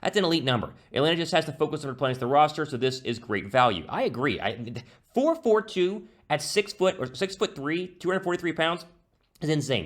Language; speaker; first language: English; native; English